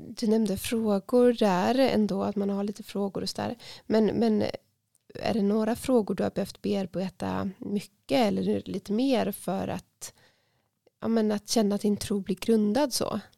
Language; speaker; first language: Swedish; native; Swedish